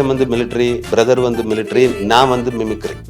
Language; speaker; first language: Tamil; non-native, learner; Malayalam